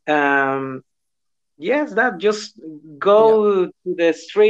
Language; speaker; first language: English; non-native, learner; Spanish